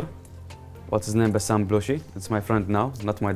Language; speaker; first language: English; non-native, learner; Arabic